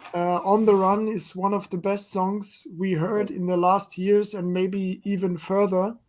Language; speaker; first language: English; non-native, fluent; German